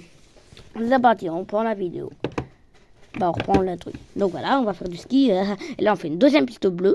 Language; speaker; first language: French; native; French